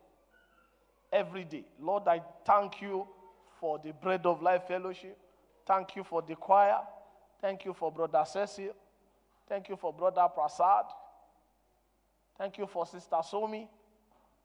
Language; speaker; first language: English; non-native, local second language; Yoruba